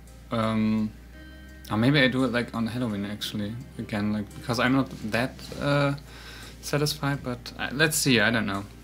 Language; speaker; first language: English; non-native, fluent; German